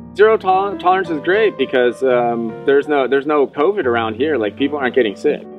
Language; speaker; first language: English; native; English